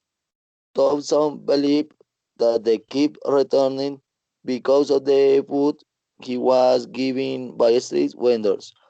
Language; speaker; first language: English; non-native, learner; Spanish